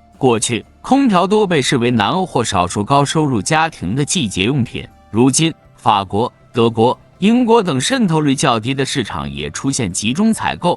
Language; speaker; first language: Chinese; native; Chinese